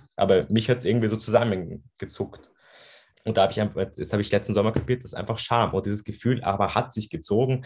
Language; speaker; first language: German; native; German